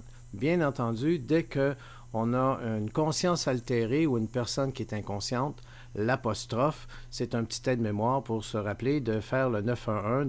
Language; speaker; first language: French; native; French